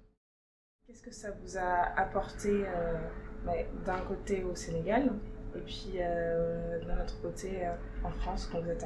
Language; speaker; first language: French; native; French